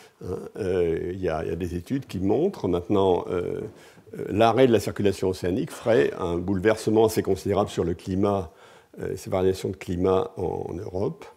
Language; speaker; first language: French; native; French